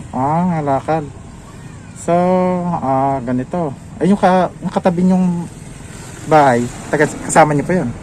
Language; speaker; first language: Filipino; native; Filipino